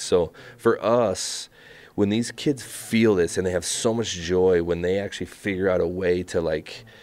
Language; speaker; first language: English; native; English